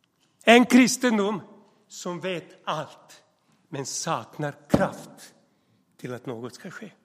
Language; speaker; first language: Swedish; non-native, fluent; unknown